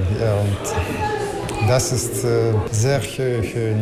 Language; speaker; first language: German; non-native, learner; Russian